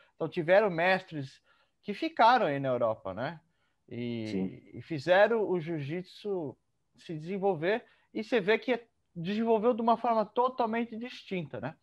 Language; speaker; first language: Portuguese; native; Portuguese